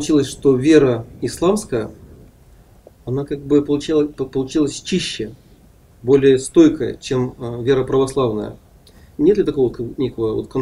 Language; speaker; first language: Russian; native; Russian